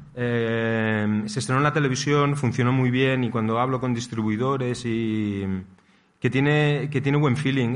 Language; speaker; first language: Spanish; native; Spanish